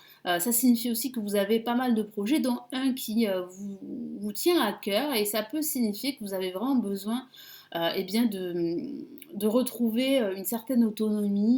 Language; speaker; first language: French; native; French